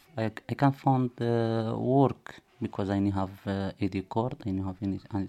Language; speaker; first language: English; non-native, learner; Arabic